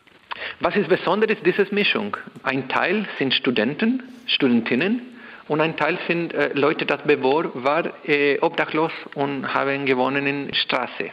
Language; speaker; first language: German; non-native, learner; Spanish